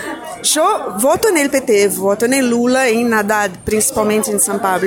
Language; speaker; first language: Spanish; non-native, fluent; Portuguese